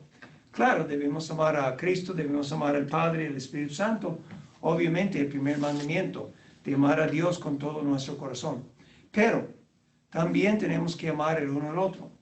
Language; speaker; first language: Spanish; non-native, fluent; English